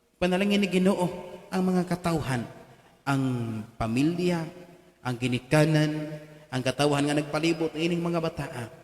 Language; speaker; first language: Cebuano; native; Cebuano